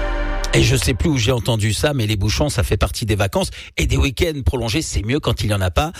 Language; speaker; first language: French; native; French